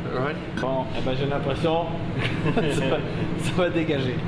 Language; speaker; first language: French; native; French